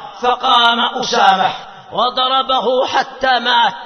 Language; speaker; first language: Arabic; native; Arabic